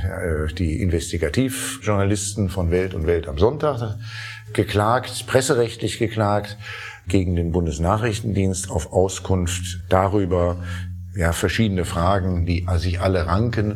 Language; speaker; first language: German; native; German